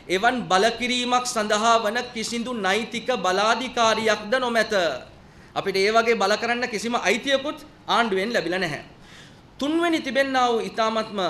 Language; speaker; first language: Sinhala; non-native, local second language; Tamil